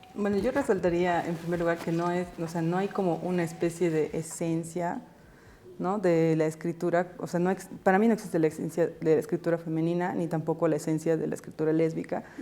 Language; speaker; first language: Spanish; early bilingual, other home language; Russian